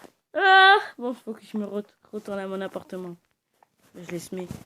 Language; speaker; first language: French; native; French